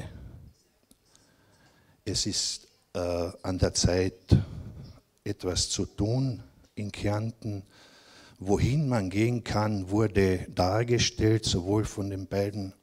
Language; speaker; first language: German; non-native, local second language; Slovenian